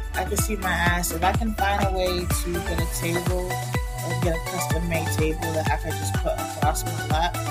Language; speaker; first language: English; non-native, fluent; Spanish